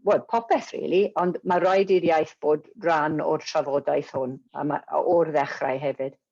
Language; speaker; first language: Welsh; non-native, local second language; English